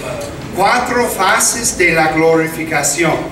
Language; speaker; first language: Spanish; non-native, fluent; English